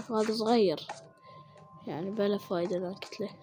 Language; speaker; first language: Arabic; native; Arabic